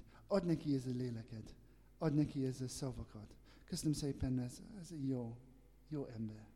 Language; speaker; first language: Hungarian; non-native, learner; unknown